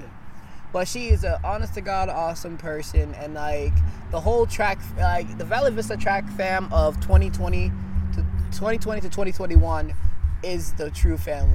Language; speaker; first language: English; early bilingual, other home language; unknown